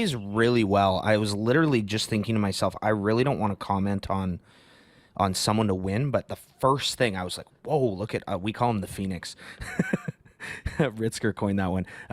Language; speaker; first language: English; native; English